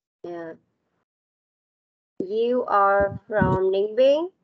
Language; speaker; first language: English; non-native, learner; Vietnamese